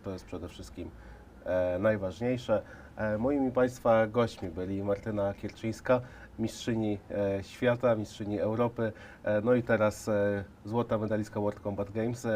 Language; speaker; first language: Polish; native; Polish